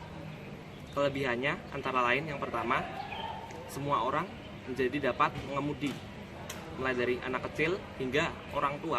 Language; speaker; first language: Indonesian; native; Indonesian